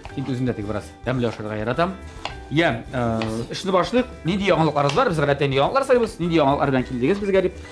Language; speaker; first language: Tatar; native; Tatar